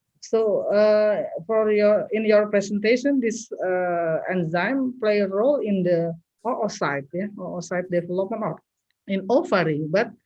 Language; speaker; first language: English; non-native, local second language; Indonesian